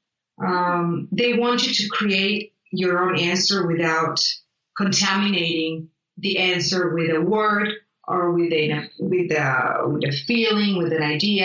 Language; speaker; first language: English; non-native, fluent; Italian